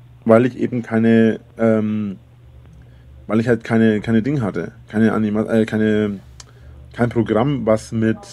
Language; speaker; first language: German; native; German